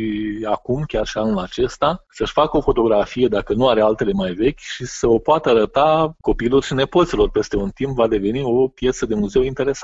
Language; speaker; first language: Romanian; native; Romanian